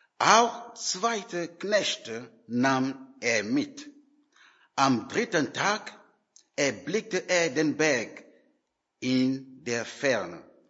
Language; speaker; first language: German; non-native, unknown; French